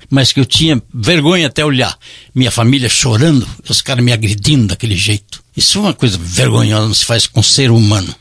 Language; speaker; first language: Portuguese; native; Portuguese